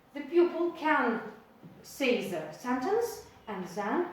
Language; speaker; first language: English; non-native, fluent; Ukrainian